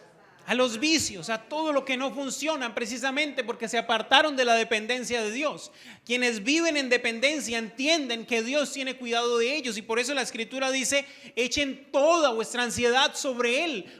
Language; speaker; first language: Spanish; native; Spanish